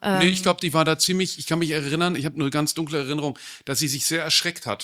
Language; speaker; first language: German; native; German